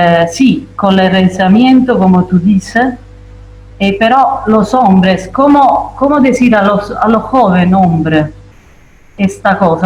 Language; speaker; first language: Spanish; non-native, fluent; Italian